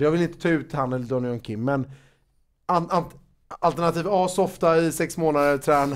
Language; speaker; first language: Swedish; native; Swedish